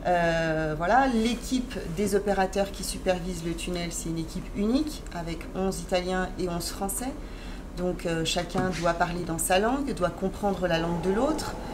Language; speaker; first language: French; native; French